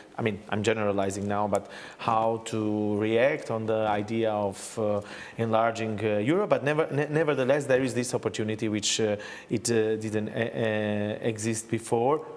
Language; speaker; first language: English; non-native, fluent; Albanian